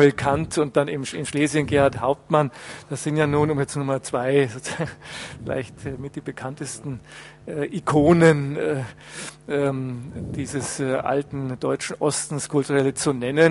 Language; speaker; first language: German; native; German